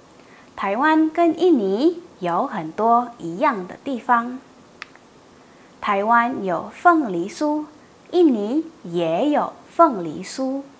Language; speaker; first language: Chinese; non-native, fluent; Indonesian